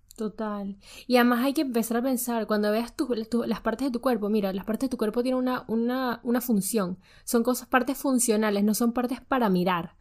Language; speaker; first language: Spanish; native; Spanish